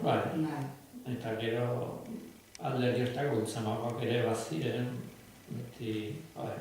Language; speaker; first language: Basque; native; Basque